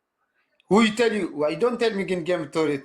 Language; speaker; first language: English; non-native, learner; Tigrinya